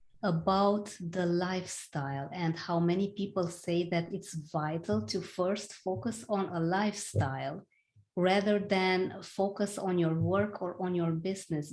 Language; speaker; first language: English; non-native, fluent; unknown